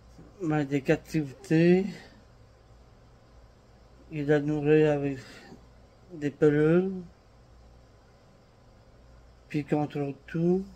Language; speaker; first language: French; native; French